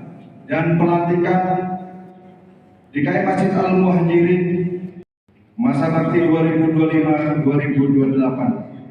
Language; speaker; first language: Indonesian; native; Indonesian